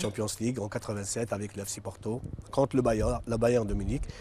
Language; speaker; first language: French; non-native, local second language; Arabic